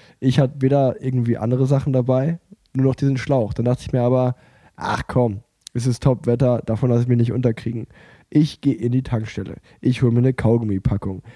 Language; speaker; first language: German; native; German